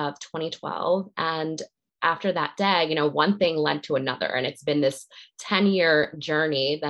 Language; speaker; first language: English; native; English